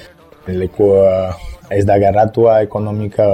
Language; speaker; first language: Basque; non-native, fluent; Italian